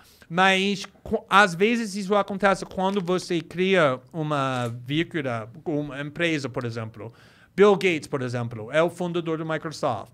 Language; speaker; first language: Portuguese; non-native, fluent; English